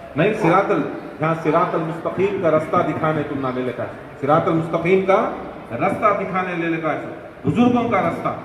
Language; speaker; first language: Urdu; native; Urdu